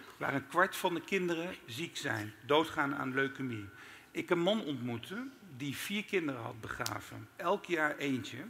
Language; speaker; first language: Dutch; early bilingual, other home language; Turkish